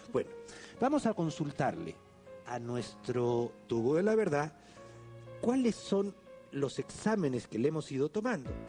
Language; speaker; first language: Spanish; native; Spanish